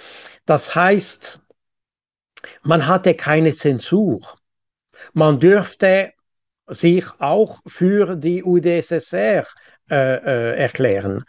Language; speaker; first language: German; non-native, local second language; French